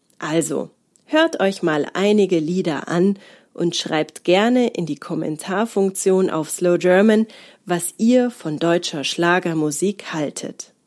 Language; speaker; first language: German; native; German